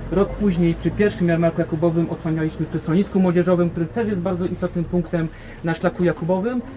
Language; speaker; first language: Polish; native; Polish